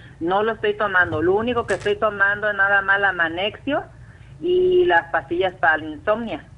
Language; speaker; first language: Spanish; native; Spanish